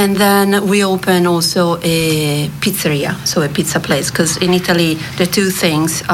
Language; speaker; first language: English; non-native, fluent; Italian